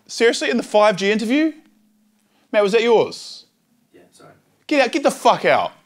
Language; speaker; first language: English; native; English